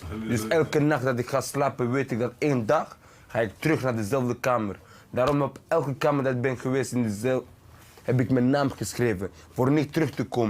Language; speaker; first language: Dutch; early bilingual, other home language; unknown